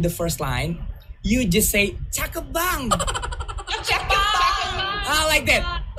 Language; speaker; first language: English; non-native, learner; Indonesian